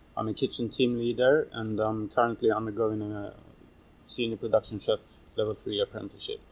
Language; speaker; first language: English; non-native, fluent; Swedish